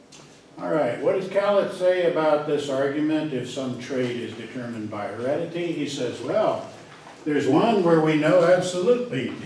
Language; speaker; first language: English; native; English